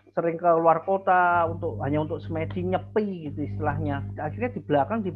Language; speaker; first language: Indonesian; native; Indonesian